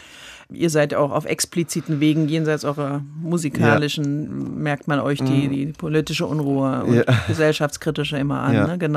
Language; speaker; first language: German; native; German